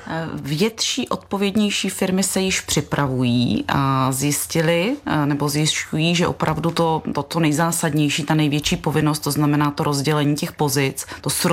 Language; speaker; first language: Czech; native; Czech